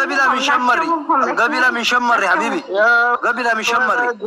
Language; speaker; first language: Arabic; non-native, learner; Amharic